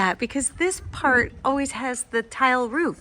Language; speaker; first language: English; native; English